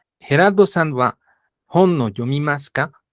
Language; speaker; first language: Japanese; non-native, fluent; Spanish